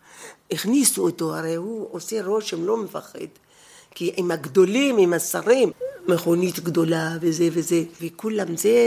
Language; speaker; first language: Hebrew; non-native, fluent; Arabic